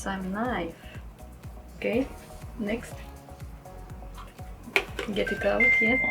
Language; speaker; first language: English; non-native, learner; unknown